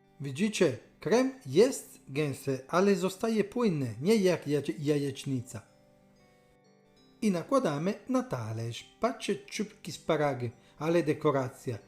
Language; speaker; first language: Polish; non-native, learner; Italian